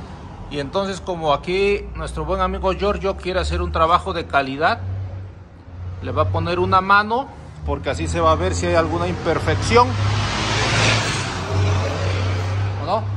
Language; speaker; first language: Spanish; native; Spanish